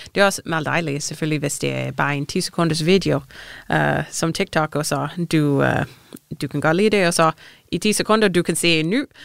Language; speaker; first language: Danish; non-native, fluent; English